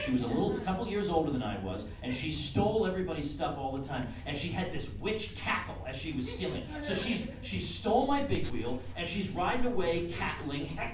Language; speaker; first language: English; native; English